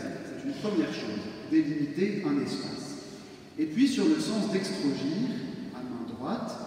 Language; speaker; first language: French; native; French